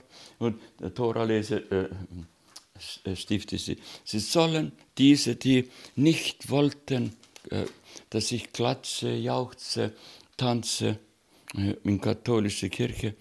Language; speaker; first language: German; non-native, learner; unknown